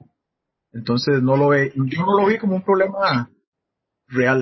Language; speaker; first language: Spanish; native; Spanish